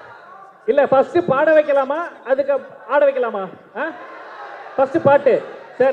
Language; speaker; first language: Tamil; native; Tamil